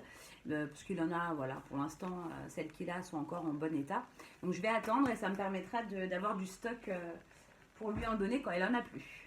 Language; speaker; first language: French; native; French